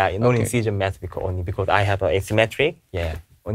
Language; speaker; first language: English; non-native, learner; Korean